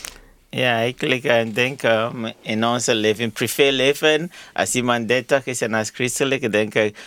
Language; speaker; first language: Dutch; non-native, learner; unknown